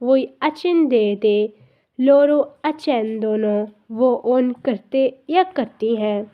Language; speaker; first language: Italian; non-native, fluent; Urdu